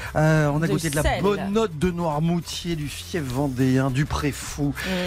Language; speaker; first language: French; native; French